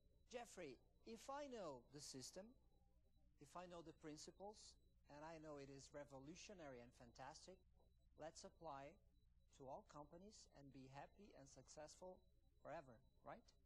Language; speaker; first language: English; non-native, fluent; Portuguese